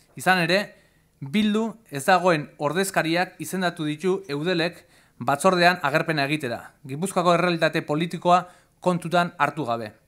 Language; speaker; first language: Basque; native; Basque